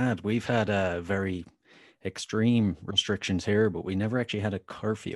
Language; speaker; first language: English; native; English